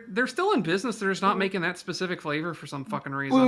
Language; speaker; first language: English; native; English